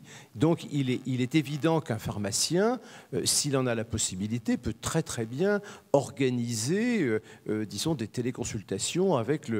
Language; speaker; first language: French; native; French